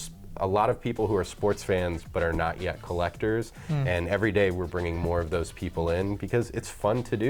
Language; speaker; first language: English; native; English